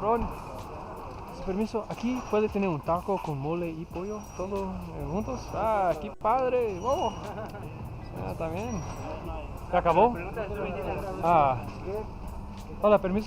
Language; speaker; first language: Spanish; non-native, learner; English